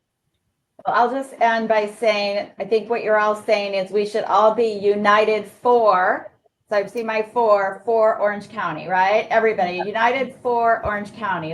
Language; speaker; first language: English; native; English